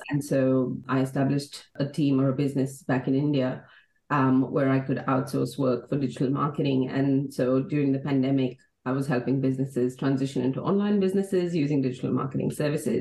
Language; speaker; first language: English; non-native, local second language; Hindi